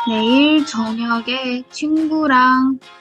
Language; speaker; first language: Korean; non-native, fluent; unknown